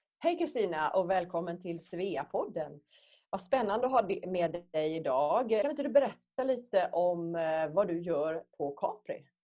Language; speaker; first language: Swedish; native; Swedish